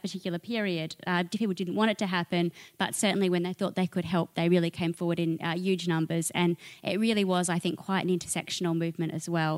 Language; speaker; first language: English; native; English